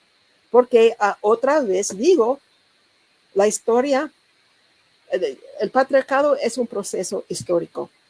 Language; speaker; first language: Spanish; non-native, learner; English